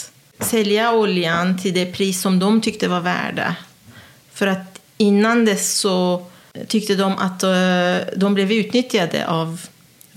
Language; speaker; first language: Swedish; non-native, fluent; Persian